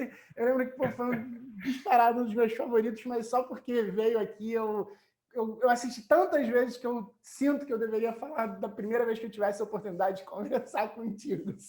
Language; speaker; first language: Portuguese; native; Portuguese